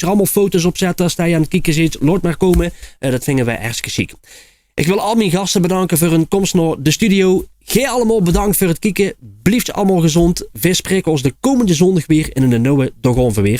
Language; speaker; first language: Dutch; native; Dutch